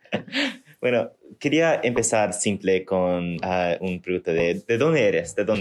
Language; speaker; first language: Spanish; early bilingual, heritage; Spanish